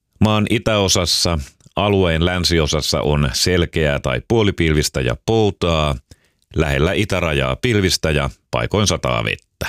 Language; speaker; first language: Finnish; native; Finnish